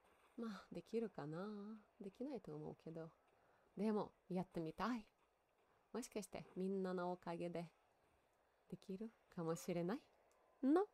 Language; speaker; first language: Japanese; non-native, learner; Russian